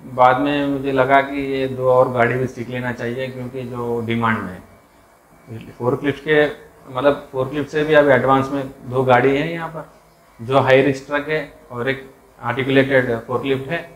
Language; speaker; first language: Hindi; non-native, local second language; Telugu